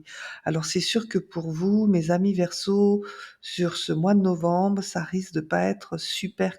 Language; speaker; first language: French; native; French